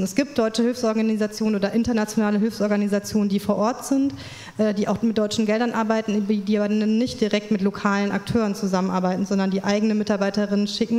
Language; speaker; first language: German; native; German